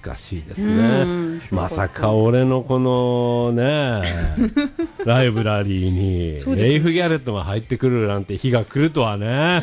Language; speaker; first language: Japanese; native; Japanese